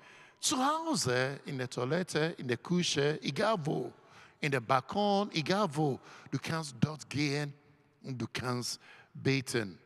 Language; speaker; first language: German; non-native, learner; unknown